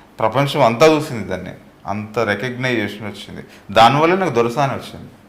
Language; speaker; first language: Telugu; native; Telugu